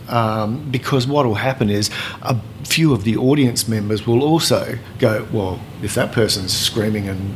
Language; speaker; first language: English; native; English